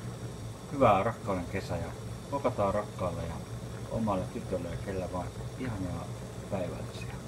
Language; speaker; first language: Finnish; native; Finnish